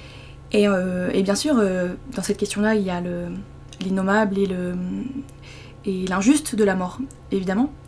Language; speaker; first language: French; native; French